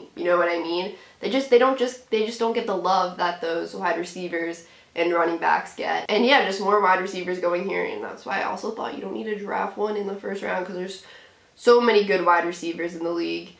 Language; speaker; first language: English; native; English